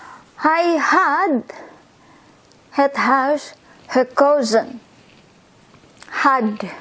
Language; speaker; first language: Dutch; non-native, fluent; Indonesian